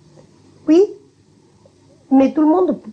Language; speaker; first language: French; non-native, learner; Spanish